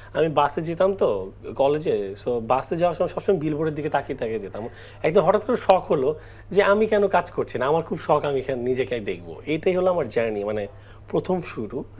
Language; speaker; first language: Bangla; native; Bangla